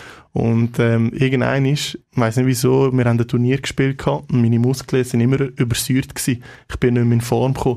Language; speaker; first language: German; native; German